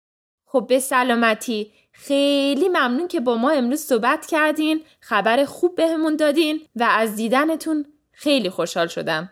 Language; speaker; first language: Persian; early bilingual, heritage; English